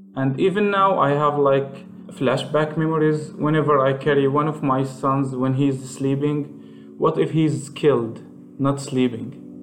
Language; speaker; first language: English; non-native, fluent; Arabic